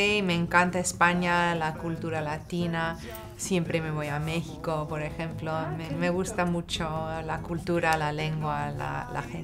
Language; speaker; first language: Spanish; non-native, fluent; English